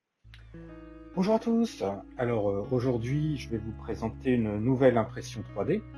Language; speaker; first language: French; native; French